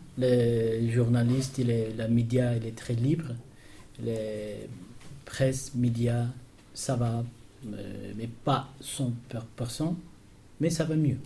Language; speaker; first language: French; non-native, learner; Persian